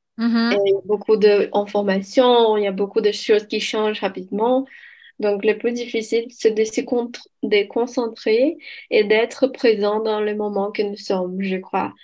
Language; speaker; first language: French; non-native, fluent; Portuguese